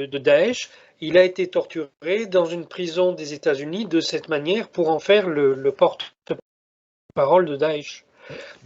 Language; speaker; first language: French; native; French